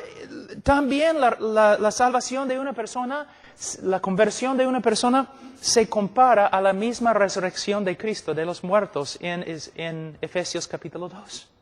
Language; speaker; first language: Spanish; non-native, fluent; English